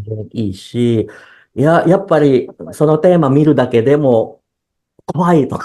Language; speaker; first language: Japanese; non-native, fluent; Indonesian